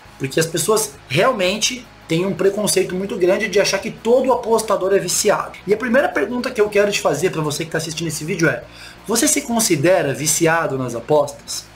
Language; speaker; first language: Portuguese; native; Portuguese